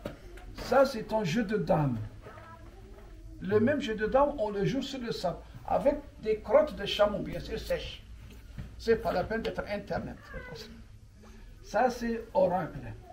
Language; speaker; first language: French; non-native, local second language; Arabic